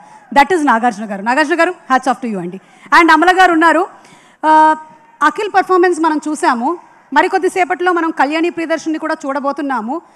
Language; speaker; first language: Telugu; native; Telugu